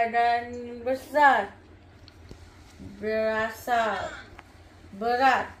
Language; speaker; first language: Indonesian; non-native, learner; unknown